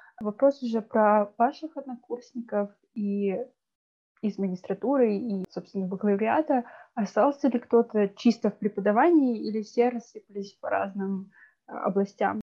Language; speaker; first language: Russian; native; Russian